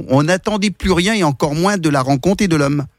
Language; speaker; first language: French; native; French